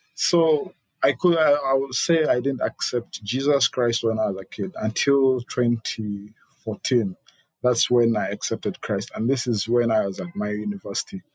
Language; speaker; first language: English; non-native, local second language; Ganda